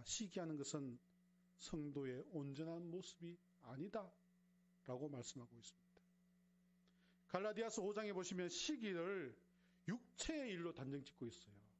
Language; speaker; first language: Korean; native; Korean